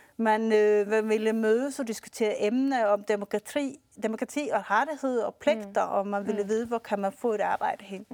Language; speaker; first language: Danish; early bilingual, heritage; Swedish